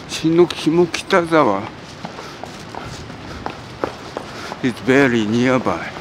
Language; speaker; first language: English; non-native, learner; Japanese